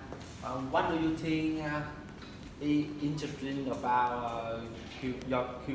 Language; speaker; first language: English; non-native, learner; Vietnamese